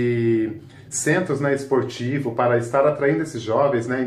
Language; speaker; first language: Portuguese; native; Portuguese